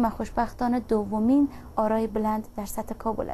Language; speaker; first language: Persian; native; Persian